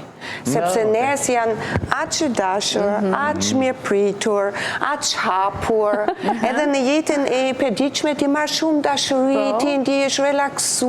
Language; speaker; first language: Albanian; non-native, fluent; German